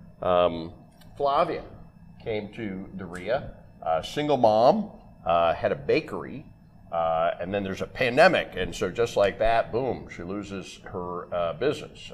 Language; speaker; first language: English; native; English